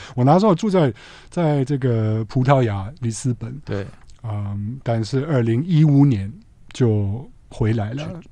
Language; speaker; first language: Chinese; non-native, fluent; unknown